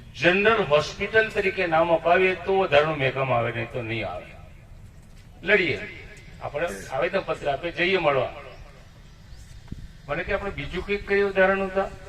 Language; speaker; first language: Gujarati; non-native, local second language; Rathawi